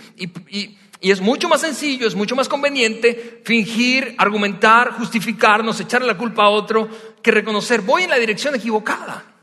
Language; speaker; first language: Spanish; native; Spanish